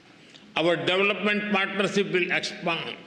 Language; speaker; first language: English; non-native, local second language; Hindi